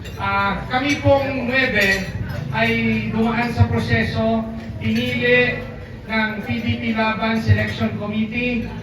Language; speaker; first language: Filipino; non-native, local second language; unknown